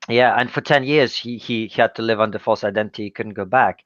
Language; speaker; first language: English; non-native, fluent; Russian